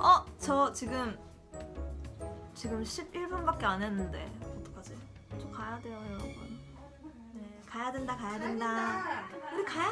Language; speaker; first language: Korean; early bilingual, heritage; Korean